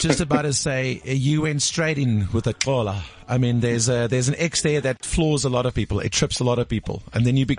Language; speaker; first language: English; native; English